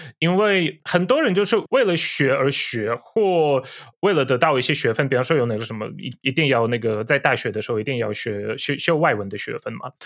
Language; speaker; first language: Chinese; non-native, fluent; Polish